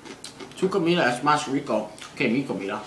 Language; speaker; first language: Spanish; non-native, learner; English